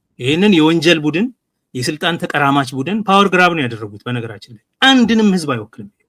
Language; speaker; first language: Amharic; non-native, local second language; Oromo